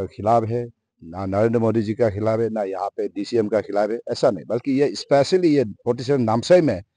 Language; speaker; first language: Hindi; non-native, local second language; Nyishi